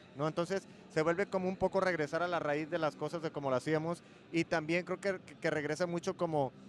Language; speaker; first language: Spanish; native; Spanish